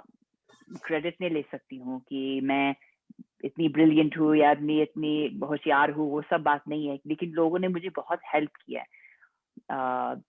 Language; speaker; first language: Hindi; non-native, fluent; English